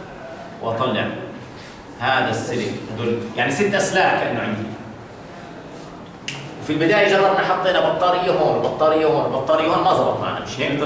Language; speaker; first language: Arabic; native; Arabic